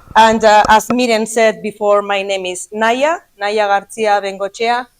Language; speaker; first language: English; non-native, fluent; Basque